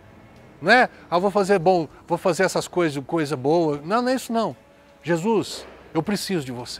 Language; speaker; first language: Portuguese; native; Portuguese